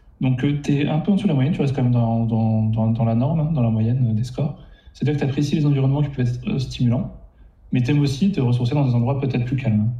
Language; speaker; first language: French; native; French